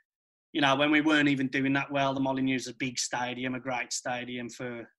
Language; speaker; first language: English; native; English